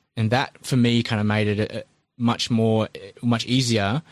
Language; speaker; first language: English; native; English